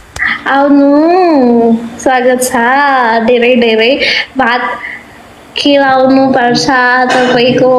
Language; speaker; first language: Nepali; non-native, learner; Hindi